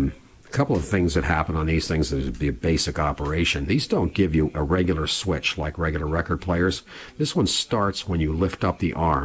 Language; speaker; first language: English; native; English